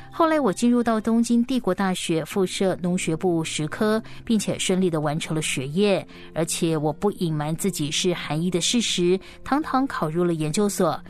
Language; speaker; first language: Chinese; native; Chinese